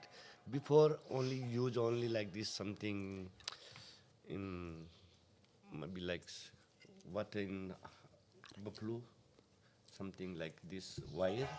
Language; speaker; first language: English; non-native, learner; Hindi